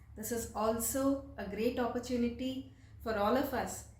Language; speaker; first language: English; non-native, local second language; Telugu